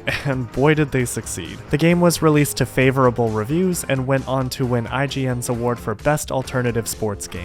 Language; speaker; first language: English; native; English